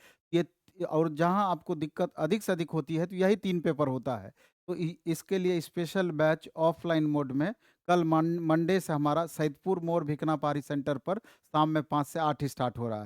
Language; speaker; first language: Hindi; native; Hindi